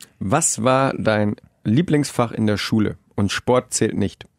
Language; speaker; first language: German; native; German